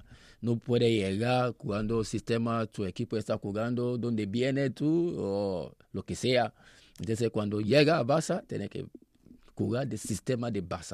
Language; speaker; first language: Spanish; non-native, learner; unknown